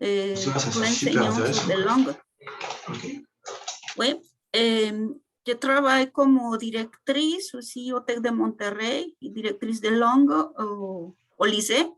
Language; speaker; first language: French; non-native, fluent; Spanish